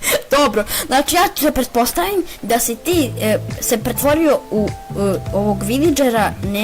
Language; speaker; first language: Bosnian; native; Bosnian